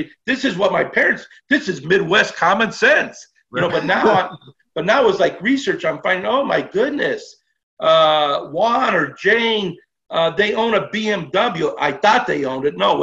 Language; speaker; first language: English; native; English